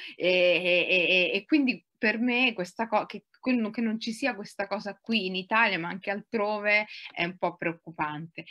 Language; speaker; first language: Italian; early bilingual, other home language; Somali